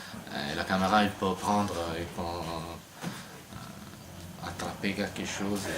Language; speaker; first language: French; non-native, learner; Italian